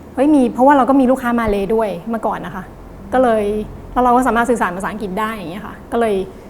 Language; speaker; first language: Thai; native; Thai